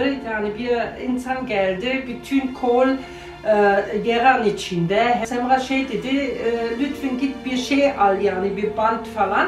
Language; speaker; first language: Turkish; non-native, learner; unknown